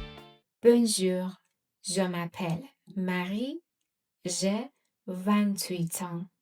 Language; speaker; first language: French; non-native, fluent; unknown